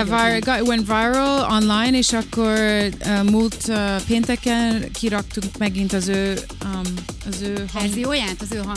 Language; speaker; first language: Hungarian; early bilingual, heritage; Hungarian